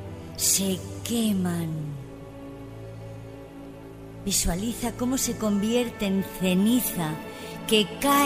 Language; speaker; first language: Spanish; native; Spanish